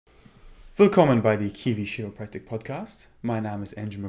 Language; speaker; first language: German; non-native, learner; English